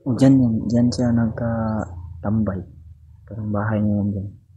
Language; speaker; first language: Filipino; non-native, local second language; Cebuano